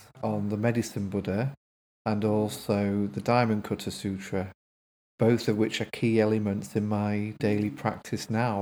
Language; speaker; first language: English; native; English